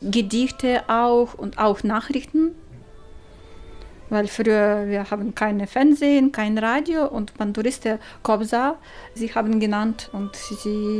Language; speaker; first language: German; non-native, learner; Ukrainian